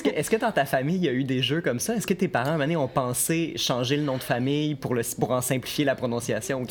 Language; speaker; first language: French; native; French